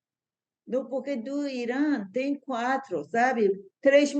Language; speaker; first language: Portuguese; non-native, learner; Persian